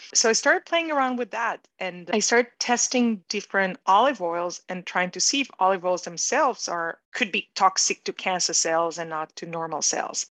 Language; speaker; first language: English; non-native, fluent; Hebrew